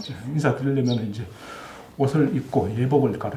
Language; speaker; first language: Korean; native; Korean